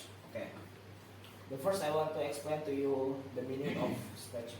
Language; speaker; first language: English; non-native, learner; Indonesian